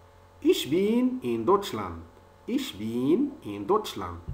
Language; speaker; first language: German; non-native, fluent; French